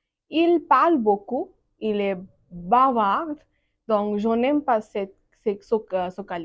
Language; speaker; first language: French; non-native, learner; Bangla